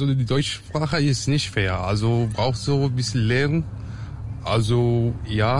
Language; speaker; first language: German; non-native, learner; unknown